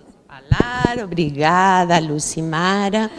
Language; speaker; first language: Portuguese; non-native, fluent; Spanish